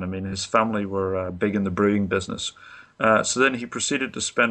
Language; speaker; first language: English; native; English